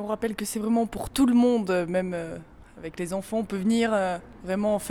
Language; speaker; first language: French; native; French